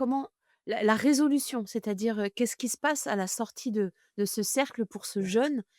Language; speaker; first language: French; native; French